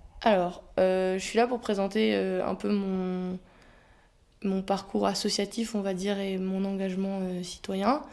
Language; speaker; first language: French; native; French